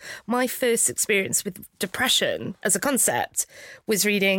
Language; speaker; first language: English; native; English